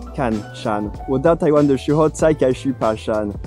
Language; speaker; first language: Chinese; non-native, fluent; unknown